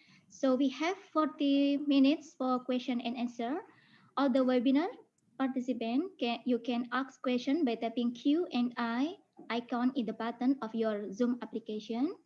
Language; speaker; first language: English; non-native, fluent; Indonesian